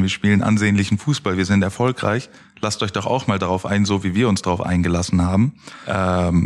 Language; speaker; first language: German; native; German